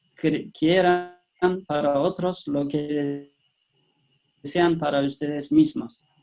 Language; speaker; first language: Spanish; non-native, fluent; Turkish